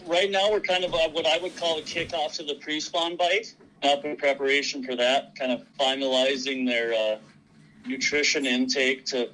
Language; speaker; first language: English; native; English